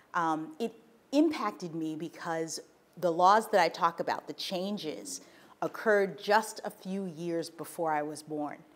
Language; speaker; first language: English; native; English